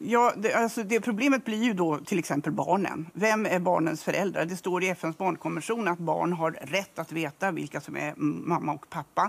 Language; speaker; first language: Swedish; native; Swedish